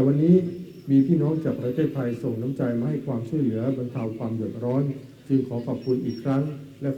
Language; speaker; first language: Thai; native; Thai